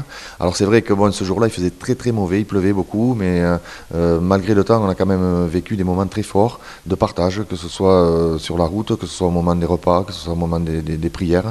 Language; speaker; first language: French; native; French